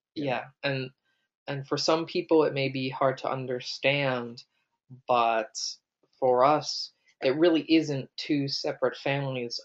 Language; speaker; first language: English; native; English